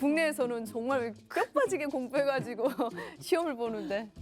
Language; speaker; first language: Korean; native; Korean